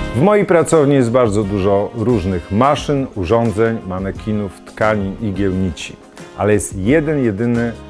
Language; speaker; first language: Polish; native; Polish